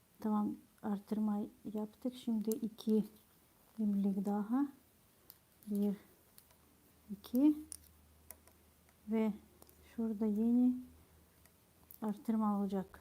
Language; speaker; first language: Turkish; non-native, fluent; Ukrainian